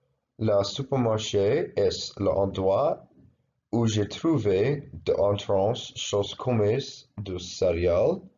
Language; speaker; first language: French; non-native, learner; English